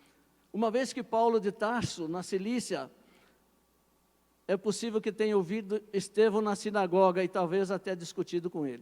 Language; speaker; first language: Portuguese; native; Portuguese